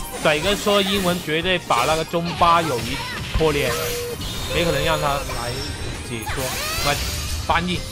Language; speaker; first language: Chinese; native; Chinese